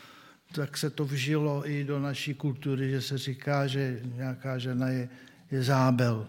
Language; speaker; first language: Czech; native; Czech